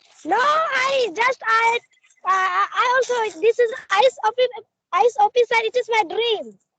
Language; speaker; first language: English; non-native, learner; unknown